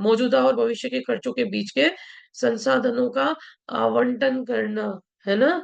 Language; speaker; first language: Hindi; native; Hindi